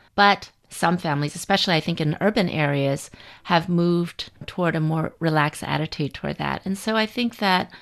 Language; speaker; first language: English; native; English